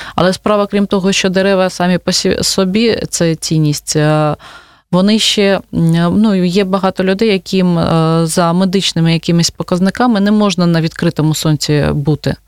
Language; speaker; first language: Ukrainian; non-native, local second language; Russian